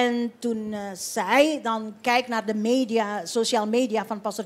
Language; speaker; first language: Dutch; non-native, fluent; Indonesian